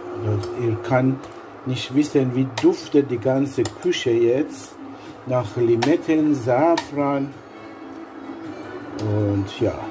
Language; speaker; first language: German; non-native, learner; Persian